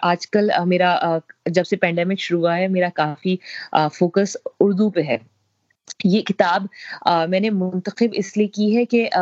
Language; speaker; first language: Urdu; native; Urdu